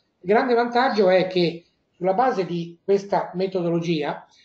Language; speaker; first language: Italian; native; Italian